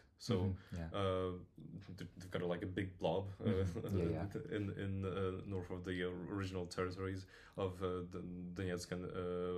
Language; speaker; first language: English; non-native, fluent; Polish